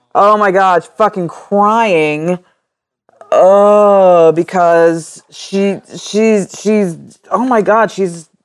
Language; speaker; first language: English; native; English